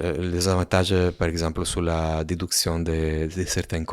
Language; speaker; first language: French; non-native, fluent; Italian